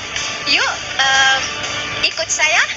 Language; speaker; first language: Indonesian; non-native, learner; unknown